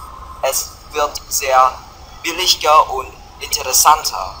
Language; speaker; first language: German; non-native, learner; Vietnamese